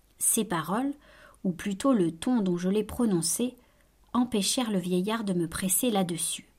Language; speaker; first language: French; native; French